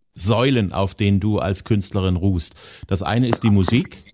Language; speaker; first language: German; native; German